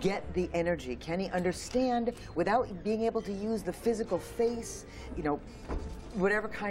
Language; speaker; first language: English; native; English